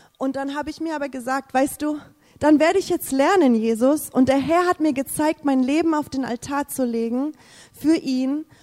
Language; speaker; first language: German; non-native, fluent; English